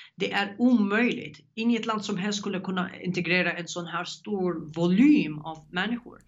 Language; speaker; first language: Swedish; non-native, fluent; Arabic